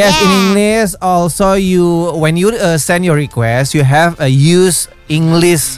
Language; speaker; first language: English; non-native, learner; Indonesian